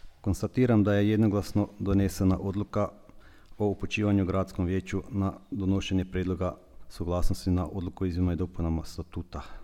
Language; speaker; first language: Croatian; native; Croatian